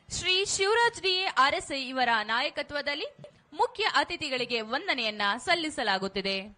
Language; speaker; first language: Kannada; native; Kannada